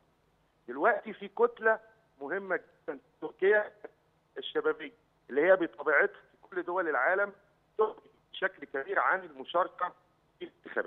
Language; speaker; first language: Arabic; native; Arabic